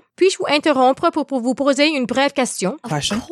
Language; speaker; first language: French; native; French